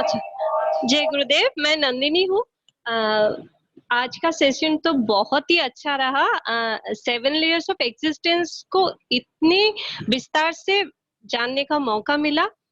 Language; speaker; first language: Hindi; non-native, local second language; Bangla